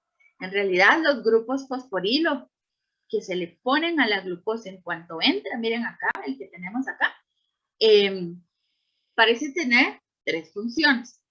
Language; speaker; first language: Spanish; native; Spanish